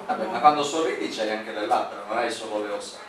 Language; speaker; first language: Italian; native; Italian